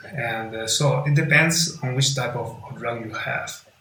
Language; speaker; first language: English; non-native, fluent; Italian